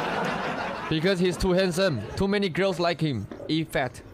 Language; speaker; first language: English; non-native, learner; Chinese